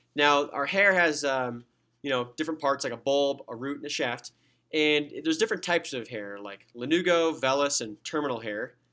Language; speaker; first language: English; native; English